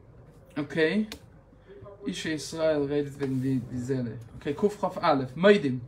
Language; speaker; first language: German; non-native, fluent; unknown